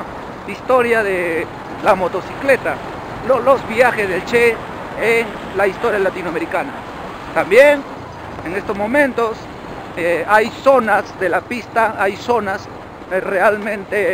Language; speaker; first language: Spanish; native; Spanish